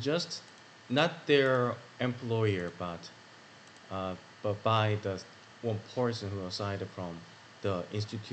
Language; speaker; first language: English; non-native, learner; Korean